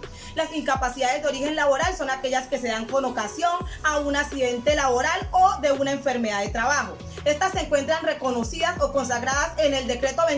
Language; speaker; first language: Spanish; native; Spanish